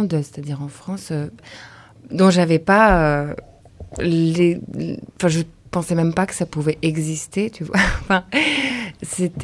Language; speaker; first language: French; early bilingual, other home language; Lithuanian